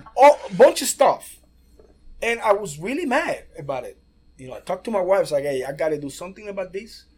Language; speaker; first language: English; non-native, fluent; Spanish